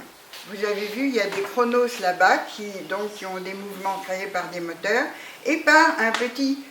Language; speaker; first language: French; native; French